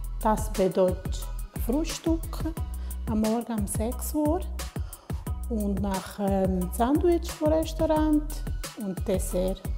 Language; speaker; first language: German; non-native, learner; Portuguese